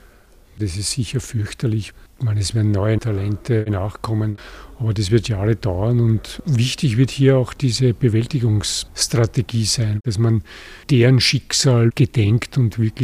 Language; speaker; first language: German; native; German